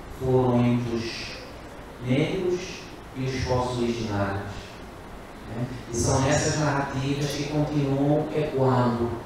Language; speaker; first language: Portuguese; non-native, local second language; Kabuverdianu